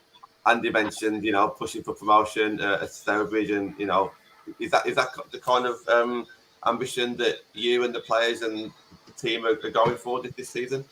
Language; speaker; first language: English; native; English